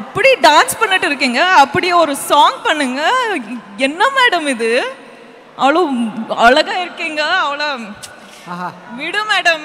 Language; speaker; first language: Tamil; non-native, learner; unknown